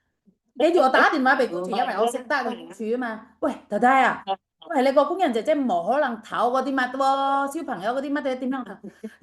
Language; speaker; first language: Chinese; non-native, fluent; Indonesian